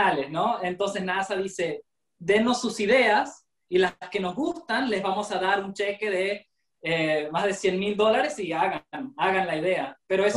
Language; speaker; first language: Spanish; native; Spanish